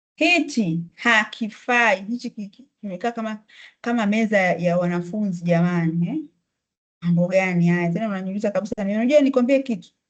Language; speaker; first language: Swahili; native; Swahili